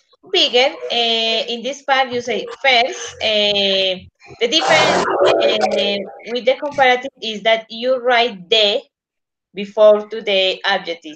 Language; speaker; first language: English; non-native, learner; Spanish